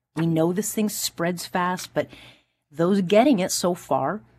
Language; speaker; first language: English; native; English